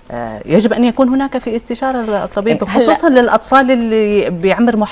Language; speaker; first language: Arabic; native; Arabic